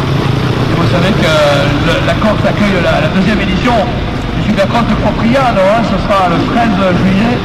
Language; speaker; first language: French; native; French